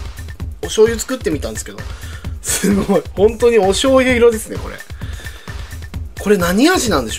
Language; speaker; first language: Japanese; native; Japanese